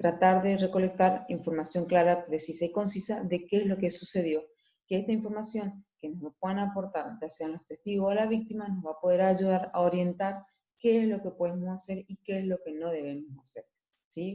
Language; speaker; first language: Spanish; native; Spanish